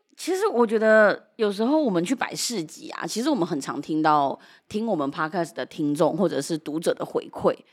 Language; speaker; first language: Chinese; early bilingual, heritage; Chinese